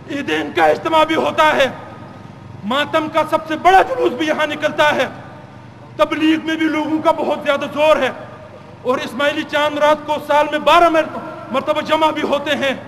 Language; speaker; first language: Urdu; non-native, local second language; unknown